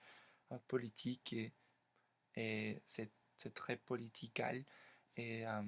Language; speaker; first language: French; non-native, learner; English